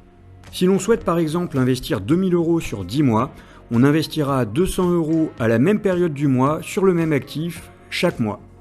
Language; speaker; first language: French; native; French